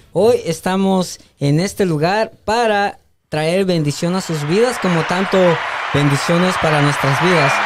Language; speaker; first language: Spanish; native; Spanish